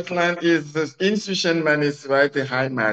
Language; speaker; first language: German; non-native, learner; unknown